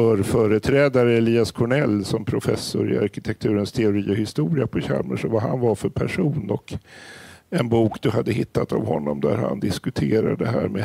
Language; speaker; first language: Swedish; native; Swedish